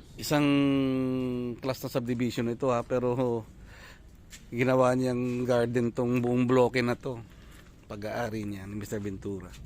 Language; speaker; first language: Filipino; non-native, local second language; Iloko